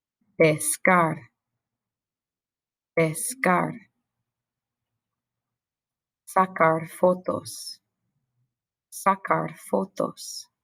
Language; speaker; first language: Spanish; non-native, fluent; English